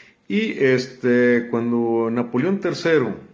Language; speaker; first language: Spanish; native; Spanish